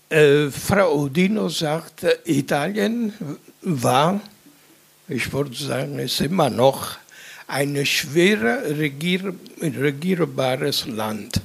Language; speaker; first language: German; non-native, fluent; Italian